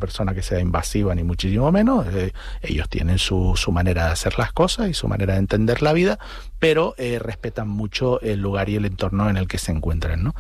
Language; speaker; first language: Spanish; native; Spanish